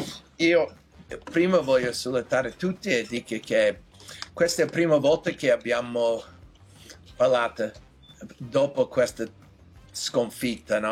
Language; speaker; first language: Italian; non-native, fluent; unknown